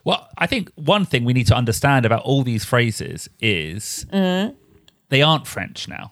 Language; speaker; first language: English; native; English